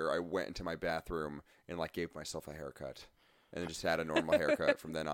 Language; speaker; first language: English; native; English